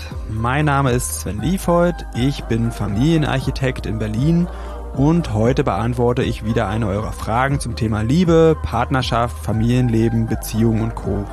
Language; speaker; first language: German; native; German